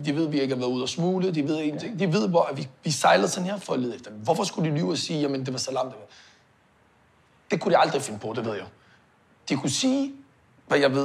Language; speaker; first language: Danish; early bilingual, other home language; Arabic